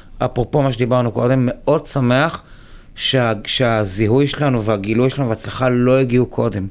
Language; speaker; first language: Hebrew; native; Hebrew